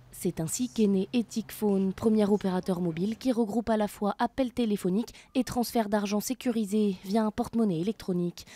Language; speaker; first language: French; native; French